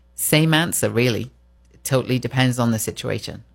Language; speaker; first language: English; native; English